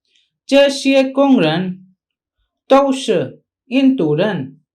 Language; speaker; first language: Chinese; non-native, fluent; Hindi